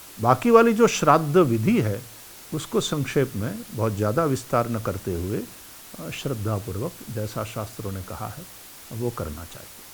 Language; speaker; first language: Hindi; non-native, local second language; Gujarati